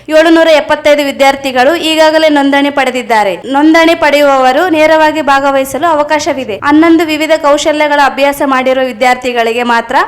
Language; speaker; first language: Kannada; native; Kannada